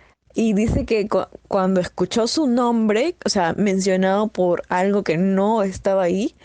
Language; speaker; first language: Spanish; native; Spanish